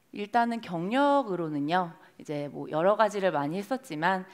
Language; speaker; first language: Korean; native; Korean